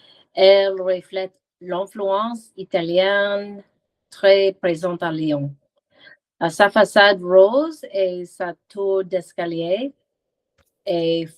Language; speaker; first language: French; non-native, learner; English